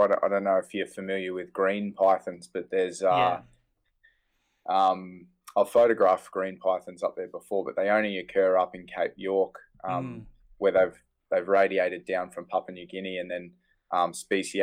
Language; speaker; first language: English; native; English